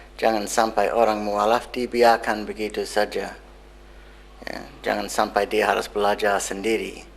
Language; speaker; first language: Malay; non-native, fluent; English